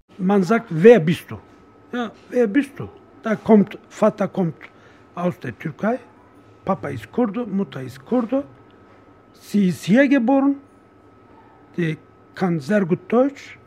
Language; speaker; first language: German; non-native, learner; Kurdish